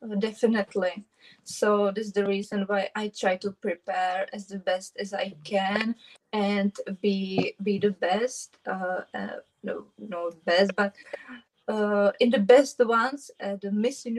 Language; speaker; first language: English; non-native, learner; Czech